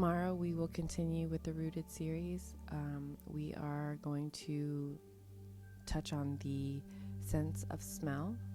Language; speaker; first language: English; native; English